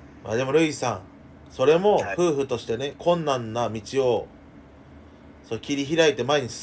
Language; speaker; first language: Japanese; native; Japanese